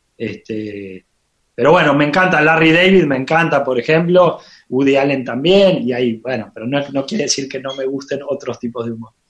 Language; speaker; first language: Spanish; native; Spanish